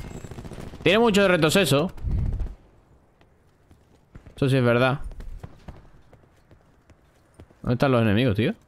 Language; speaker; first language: Spanish; native; Spanish